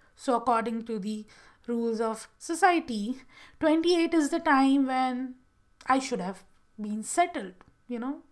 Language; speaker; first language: English; non-native, local second language; Gujarati